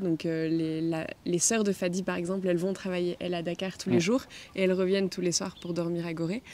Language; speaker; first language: French; native; French